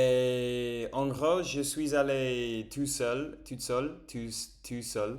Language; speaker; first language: French; non-native, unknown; English